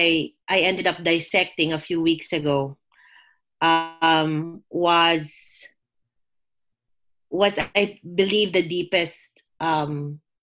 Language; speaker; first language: English; non-native, local second language; Filipino